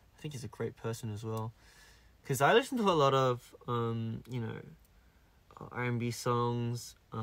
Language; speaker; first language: English; early bilingual, other home language; Korean